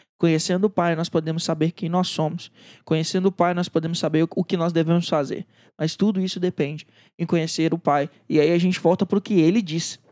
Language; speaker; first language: Portuguese; native; Portuguese